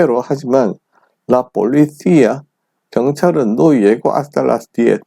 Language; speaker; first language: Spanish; non-native, fluent; Korean